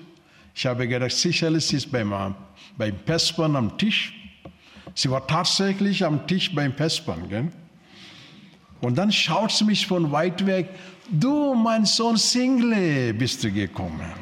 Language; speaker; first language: German; non-native, learner; Telugu